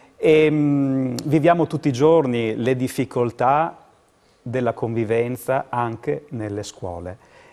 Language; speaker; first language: Italian; native; Italian